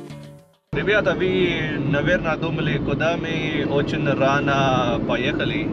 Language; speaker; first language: Russian; non-native, learner; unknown